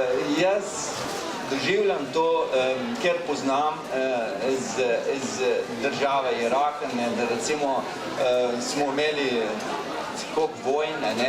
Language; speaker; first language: Slovenian; non-native, local second language; Arabic